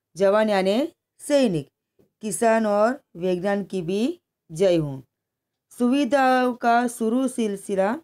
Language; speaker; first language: Hindi; non-native, local second language; Gujarati